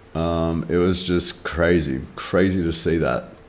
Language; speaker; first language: English; native; English